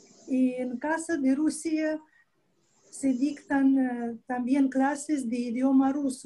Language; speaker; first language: Spanish; non-native, fluent; Russian